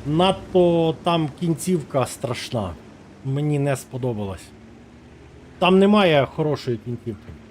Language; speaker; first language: Ukrainian; non-native, local second language; Russian